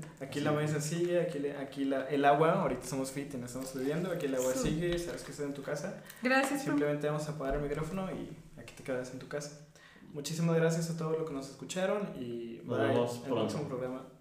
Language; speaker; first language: Spanish; native; Spanish